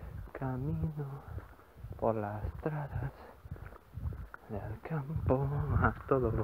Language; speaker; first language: Spanish; non-native, learner; Bulgarian